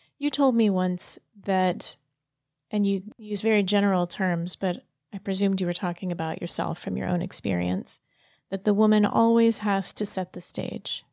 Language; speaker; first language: English; native; English